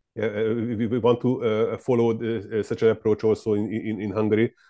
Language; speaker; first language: English; non-native, fluent; Hungarian